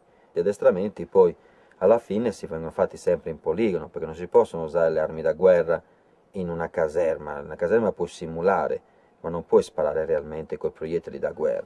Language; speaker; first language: Italian; native; Italian